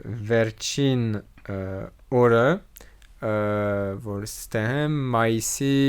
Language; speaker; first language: Armenian; non-native, learner; French